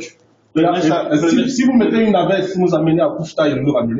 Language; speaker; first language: French; native; French